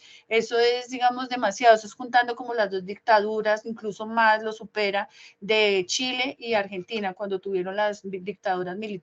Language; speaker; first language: Spanish; native; Spanish